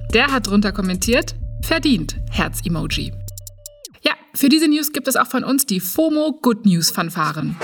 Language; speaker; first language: German; native; German